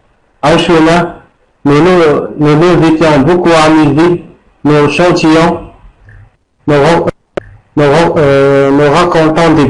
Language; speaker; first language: French; non-native, learner; Arabic